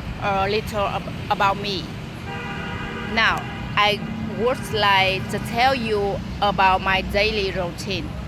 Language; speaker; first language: English; non-native, learner; Vietnamese